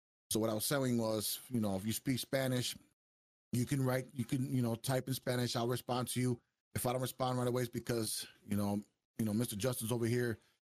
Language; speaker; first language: English; early bilingual, other home language; Spanish